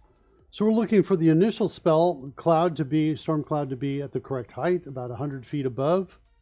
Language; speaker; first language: English; native; English